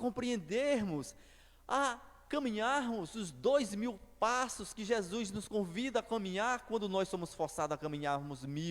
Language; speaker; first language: Portuguese; native; Portuguese